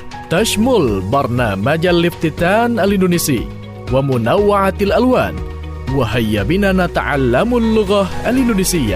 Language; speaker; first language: Arabic; non-native, fluent; Indonesian